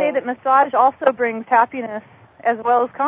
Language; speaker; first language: English; native; English